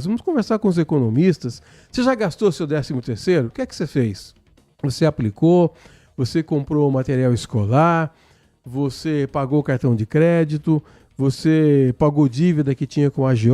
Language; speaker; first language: Portuguese; native; Portuguese